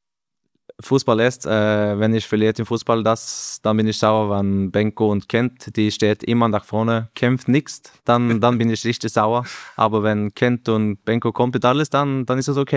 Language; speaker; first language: German; non-native, learner; Norwegian